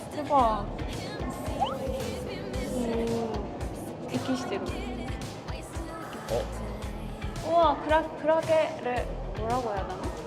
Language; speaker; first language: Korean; non-native, learner; Japanese